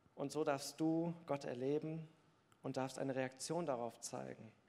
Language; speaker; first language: German; native; German